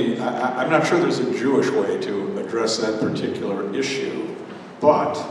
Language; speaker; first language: English; native; English